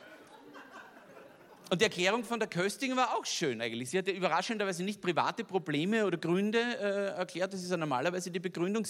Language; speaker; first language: German; native; German